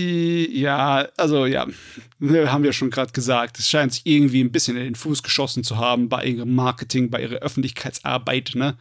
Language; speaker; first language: German; native; German